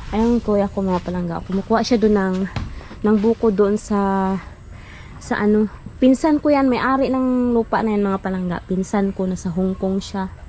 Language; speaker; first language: Filipino; non-native, local second language; Hiligaynon